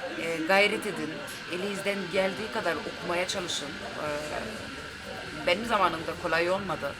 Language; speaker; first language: Turkish; early bilingual, heritage; Turkish